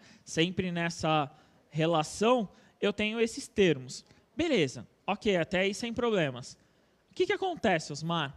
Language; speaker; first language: Portuguese; native; Portuguese